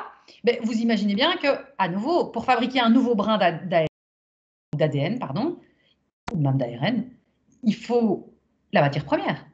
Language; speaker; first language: French; native; French